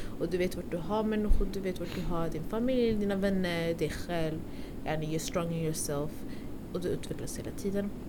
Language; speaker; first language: Swedish; early bilingual, other home language; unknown